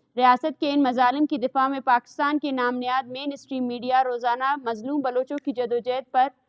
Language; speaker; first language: Urdu; non-native, local second language; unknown